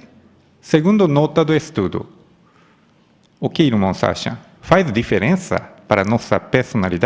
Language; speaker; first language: Portuguese; non-native, fluent; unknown